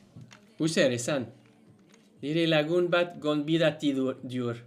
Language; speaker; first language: Basque; non-native, learner; English